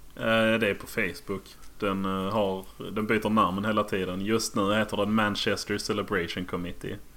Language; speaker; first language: Swedish; native; Swedish